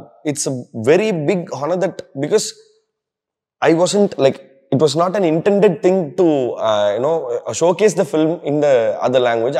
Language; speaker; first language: English; non-native, local second language; Tamil